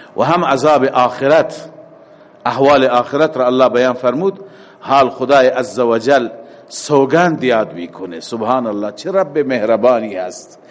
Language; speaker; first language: Persian; native; Persian